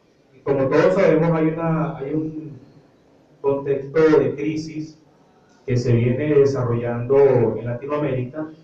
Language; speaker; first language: Spanish; native; Spanish